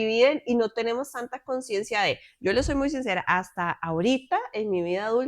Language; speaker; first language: Spanish; native; Spanish